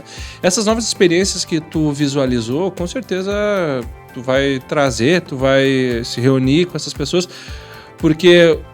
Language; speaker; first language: Portuguese; native; Portuguese